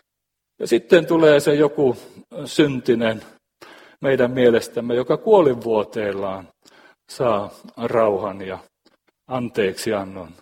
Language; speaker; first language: Finnish; native; Finnish